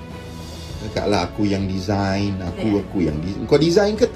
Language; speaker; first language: Malay; native; Malay